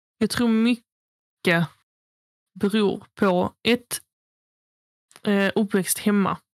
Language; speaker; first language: Swedish; early bilingual, other home language; Arabic